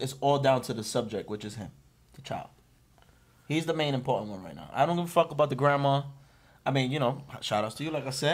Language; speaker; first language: English; early bilingual, other home language; Spanish